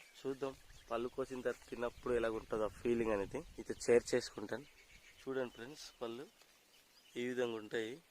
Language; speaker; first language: Telugu; non-native, local second language; Odia